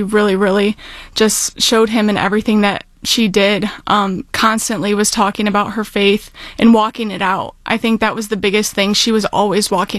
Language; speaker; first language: English; native; English